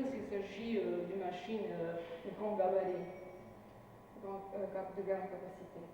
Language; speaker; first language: French; non-native, fluent; Serbian